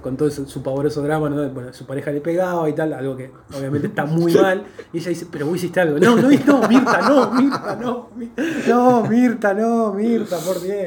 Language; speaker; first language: Spanish; native; Spanish